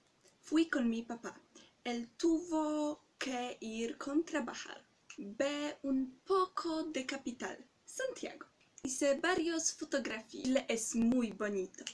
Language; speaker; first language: Spanish; non-native, learner; Polish